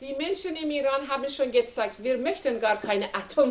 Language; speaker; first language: German; non-native, learner; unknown